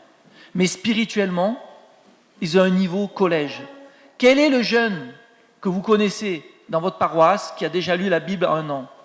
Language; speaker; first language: French; native; French